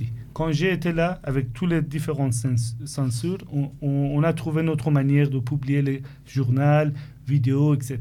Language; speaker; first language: French; non-native, fluent; Persian